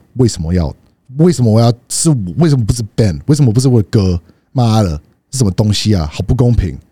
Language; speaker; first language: Chinese; early bilingual, heritage; Chinese